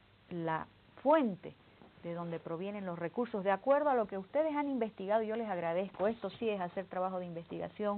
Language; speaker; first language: Spanish; native; Spanish